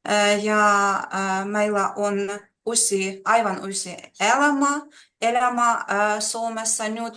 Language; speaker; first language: Finnish; non-native, learner; Russian